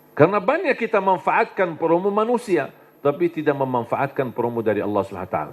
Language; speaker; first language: Indonesian; non-native, fluent; Arabic